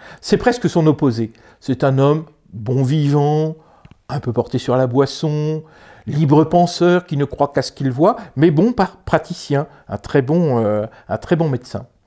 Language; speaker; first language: French; native; French